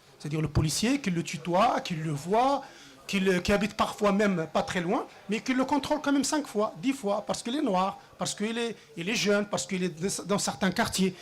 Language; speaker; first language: French; early bilingual, other home language; Riffian